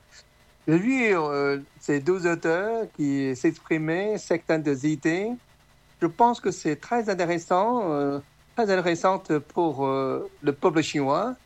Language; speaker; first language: French; non-native, fluent; Chinese